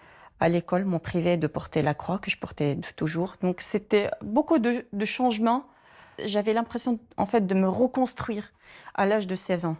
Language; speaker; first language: French; non-native, fluent; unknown